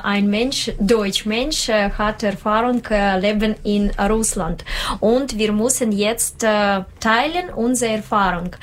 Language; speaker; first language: German; non-native, learner; Russian